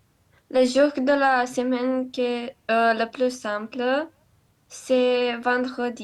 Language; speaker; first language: French; non-native, learner; Romanian